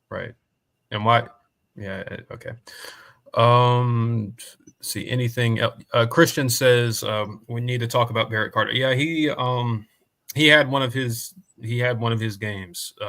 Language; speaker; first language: English; native; English